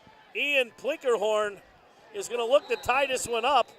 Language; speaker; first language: English; native; English